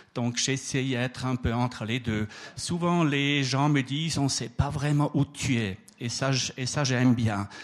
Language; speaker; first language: French; native; French